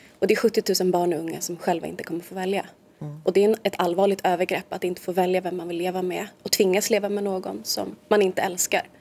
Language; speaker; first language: Swedish; native; Swedish